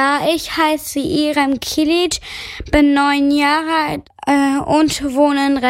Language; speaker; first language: German; early bilingual, other home language; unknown